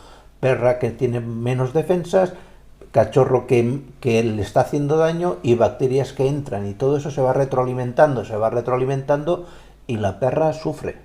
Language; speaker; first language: Spanish; native; Spanish